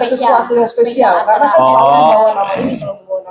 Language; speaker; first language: Indonesian; native; Indonesian